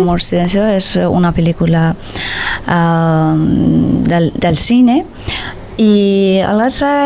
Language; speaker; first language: Catalan; non-native, learner; Persian